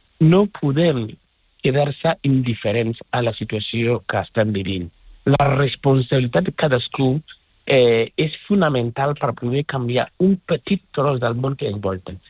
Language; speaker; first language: Catalan; non-native, fluent; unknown